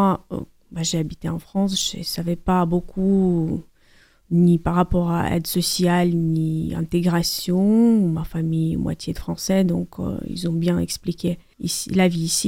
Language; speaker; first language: French; non-native, learner; Ukrainian